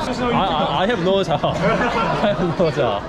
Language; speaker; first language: English; non-native, learner; Korean